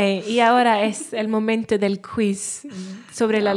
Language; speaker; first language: Spanish; non-native, fluent; Welsh